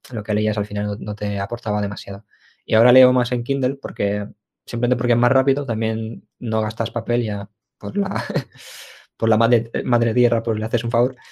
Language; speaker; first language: Spanish; early bilingual, other home language; Ukrainian